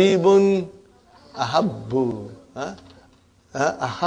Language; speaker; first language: Arabic; non-native, fluent; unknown